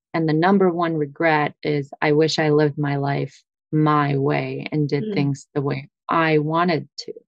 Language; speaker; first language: English; early bilingual, other home language; Russian